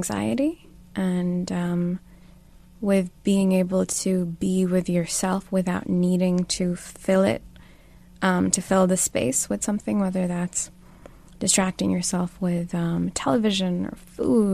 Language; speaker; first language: English; non-native, local second language; Urdu